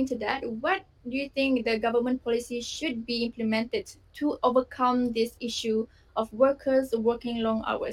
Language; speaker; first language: English; non-native, local second language; Malay